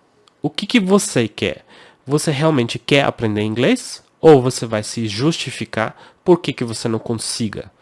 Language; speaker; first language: Portuguese; non-native, fluent; English